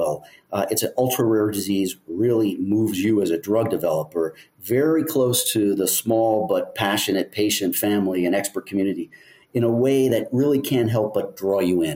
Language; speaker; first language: English; native; English